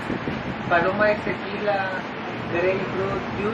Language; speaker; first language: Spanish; native; Spanish